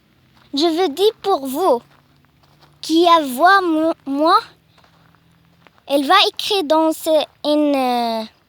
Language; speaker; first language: French; non-native, learner; Arabic